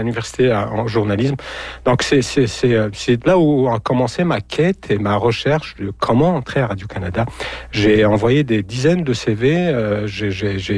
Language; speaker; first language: French; non-native, local second language; Arabic